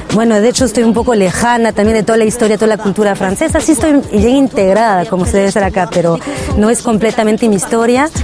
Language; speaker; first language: Spanish; early bilingual, heritage; French